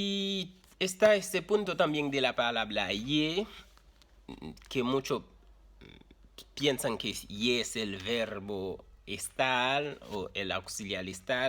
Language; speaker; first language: Spanish; non-native, fluent; Haitian Creole